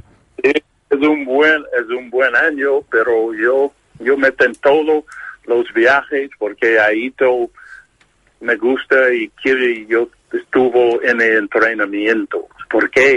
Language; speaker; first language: Spanish; non-native, learner; English